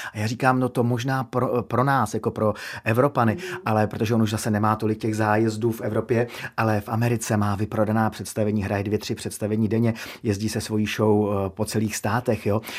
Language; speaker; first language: Czech; native; Czech